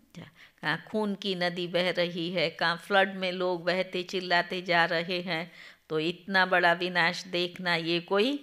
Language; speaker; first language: Hindi; non-native, local second language; Gujarati